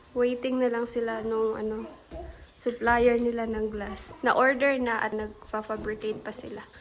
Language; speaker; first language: Filipino; native; Filipino